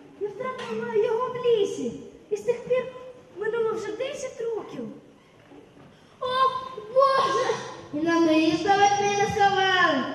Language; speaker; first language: Ukrainian; native; Ukrainian